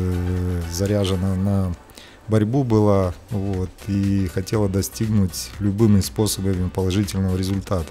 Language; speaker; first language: Russian; native; Russian